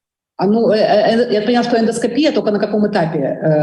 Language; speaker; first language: Russian; native; Russian